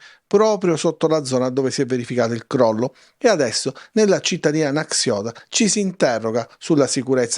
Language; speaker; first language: Italian; native; Italian